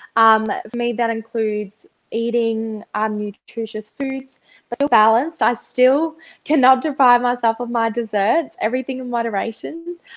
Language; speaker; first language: English; early bilingual, other home language; Russian